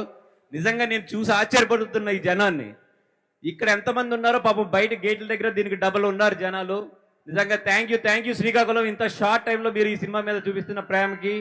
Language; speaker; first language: Telugu; native; Telugu